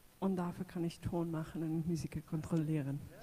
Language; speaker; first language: German; non-native, fluent; English